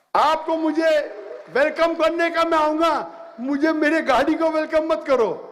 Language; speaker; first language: Hindi; non-native, local second language; Konkani